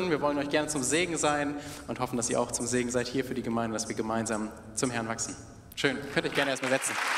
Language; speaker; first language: German; native; German